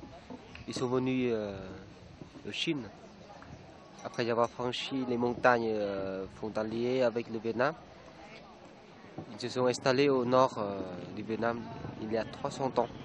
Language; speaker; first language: French; non-native, fluent; Vietnamese